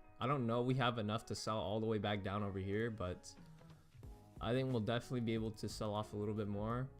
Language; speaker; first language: English; native; English